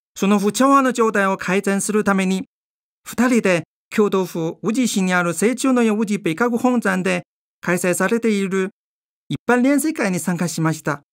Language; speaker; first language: Japanese; non-native, fluent; Chinese